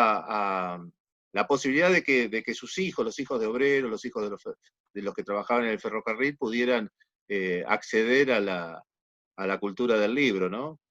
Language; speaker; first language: Spanish; native; Spanish